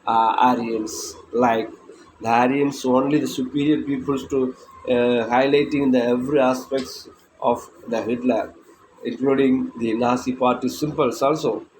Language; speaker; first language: English; non-native, local second language; Tamil